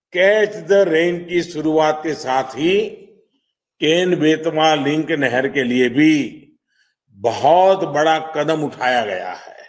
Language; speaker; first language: Hindi; non-native, local second language; Gujarati